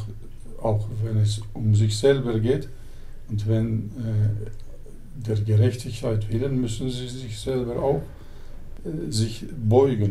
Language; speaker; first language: German; early bilingual, other home language; Turkish